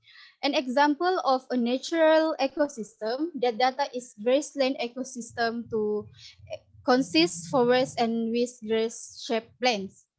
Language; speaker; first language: English; non-native, learner; Indonesian